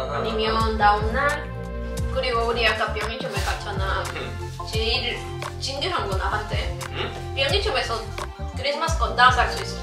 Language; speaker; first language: Korean; non-native, learner; Spanish